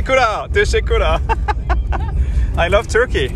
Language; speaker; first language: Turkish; non-native, learner; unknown